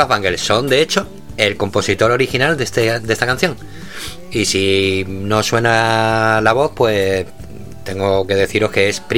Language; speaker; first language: Spanish; native; Spanish